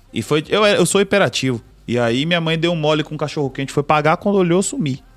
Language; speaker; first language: Portuguese; native; Portuguese